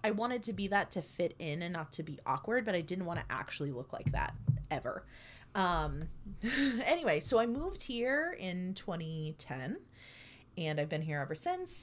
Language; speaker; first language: English; native; English